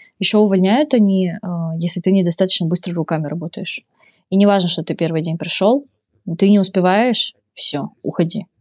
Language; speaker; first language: Russian; native; Russian